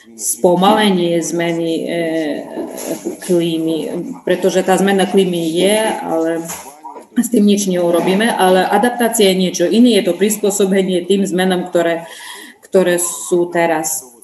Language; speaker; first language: Slovak; non-native, fluent; Ukrainian